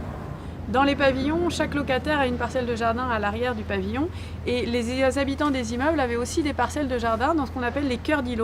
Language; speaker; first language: French; native; French